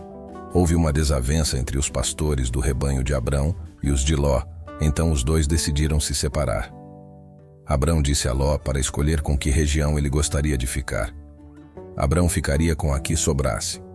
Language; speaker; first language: Portuguese; native; Portuguese